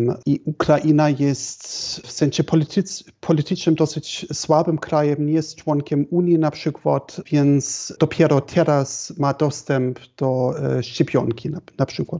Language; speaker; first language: Polish; non-native, fluent; German